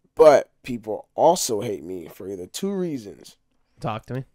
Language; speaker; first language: English; native; English